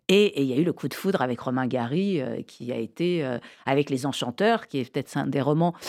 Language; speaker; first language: French; early bilingual, other home language; Persian